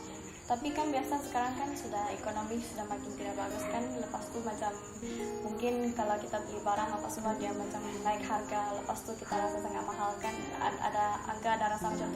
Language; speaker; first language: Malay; non-native, local second language; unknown